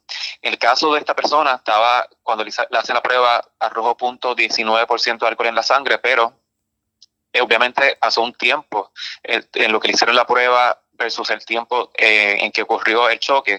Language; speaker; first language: Spanish; native; Spanish